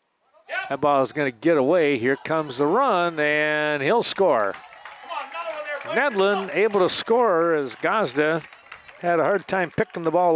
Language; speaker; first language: English; native; English